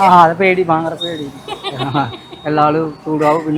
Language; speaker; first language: Malayalam; non-native, local second language; Odia